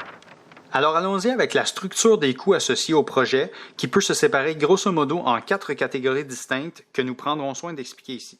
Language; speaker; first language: French; native; French